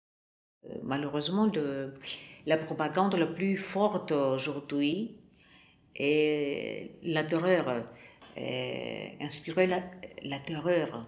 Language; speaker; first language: French; non-native, fluent; Greek